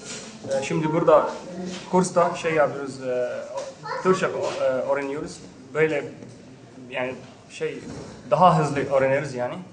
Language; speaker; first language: Turkish; non-native, learner; Arabic